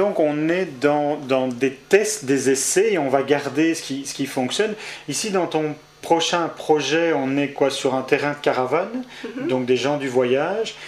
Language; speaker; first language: French; native; French